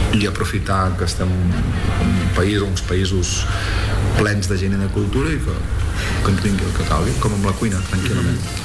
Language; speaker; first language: Catalan; non-native, local second language; Spanish